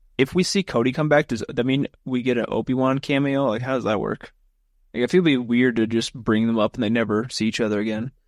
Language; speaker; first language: English; native; English